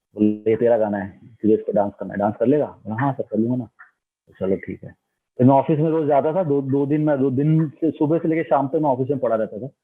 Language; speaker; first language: Hindi; non-native, local second language; Bangla